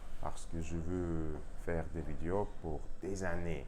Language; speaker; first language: French; non-native, learner; Russian